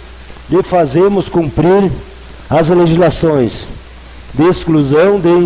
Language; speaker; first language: Portuguese; native; Portuguese